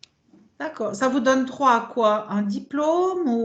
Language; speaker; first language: French; native; French